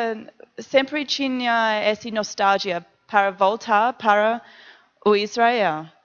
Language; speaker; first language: Portuguese; non-native, learner; English